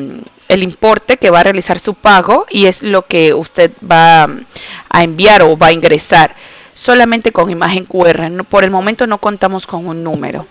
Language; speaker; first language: Spanish; native; Spanish